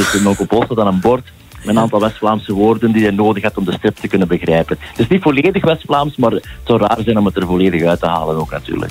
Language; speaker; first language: Dutch; native; Dutch